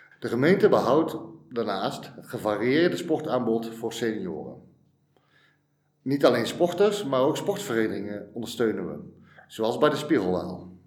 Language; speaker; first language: Dutch; native; Dutch